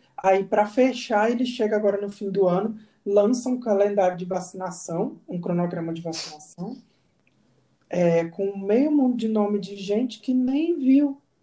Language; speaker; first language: Portuguese; native; Portuguese